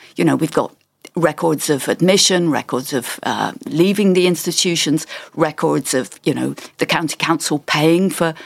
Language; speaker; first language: English; native; English